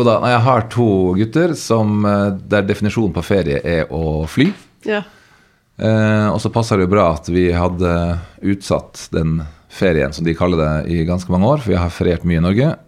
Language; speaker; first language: Norwegian; native; Norwegian